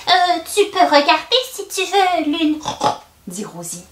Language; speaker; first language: French; native; French